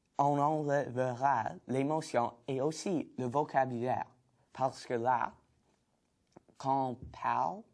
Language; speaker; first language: French; non-native, learner; English